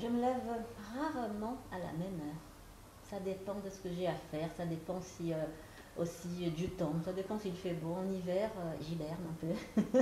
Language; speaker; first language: French; non-native, fluent; Portuguese